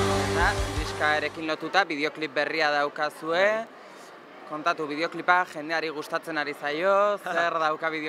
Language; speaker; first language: Basque; native; Basque